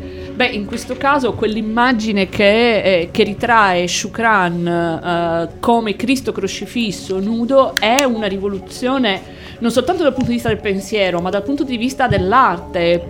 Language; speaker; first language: Italian; native; Italian